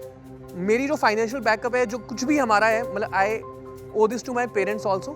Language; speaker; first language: Hindi; native; Hindi